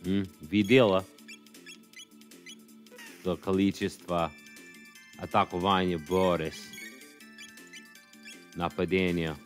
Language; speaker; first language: Russian; non-native, learner; English